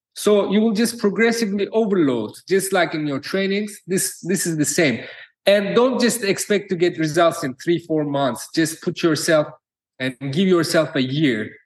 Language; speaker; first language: English; non-native, fluent; Turkish